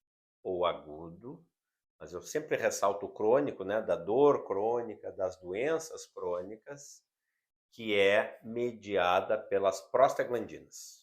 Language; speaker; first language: Portuguese; native; Portuguese